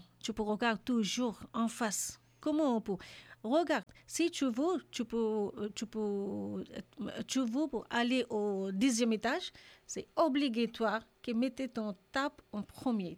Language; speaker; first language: French; non-native, learner; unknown